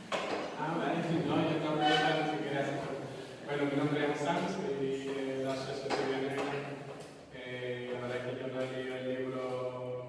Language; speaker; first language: Spanish; non-native, fluent; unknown